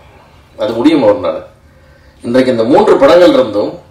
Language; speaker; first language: Tamil; native; Tamil